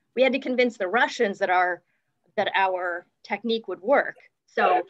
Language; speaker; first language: English; native; English